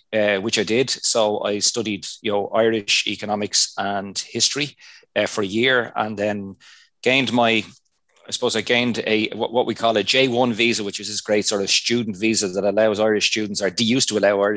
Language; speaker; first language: English; non-native, local second language; Irish